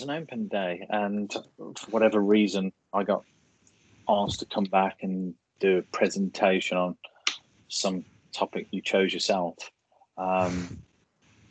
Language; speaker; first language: English; native; English